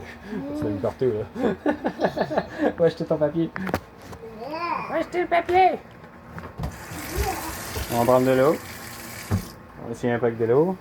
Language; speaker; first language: French; native; French